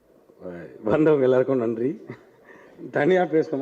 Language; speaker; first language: Tamil; native; Tamil